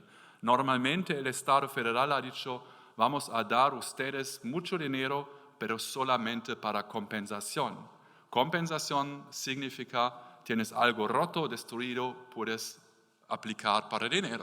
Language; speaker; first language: Spanish; non-native, learner; German